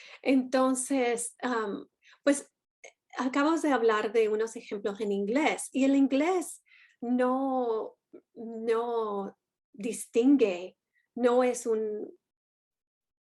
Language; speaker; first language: Spanish; non-native, fluent; English